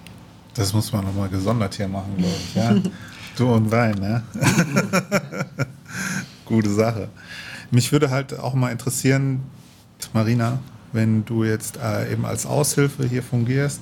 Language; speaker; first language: German; native; German